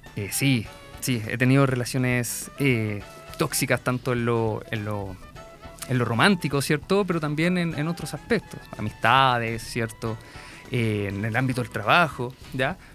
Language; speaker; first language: Spanish; native; Spanish